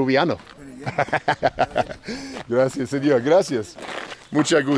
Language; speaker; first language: Spanish; non-native, learner; English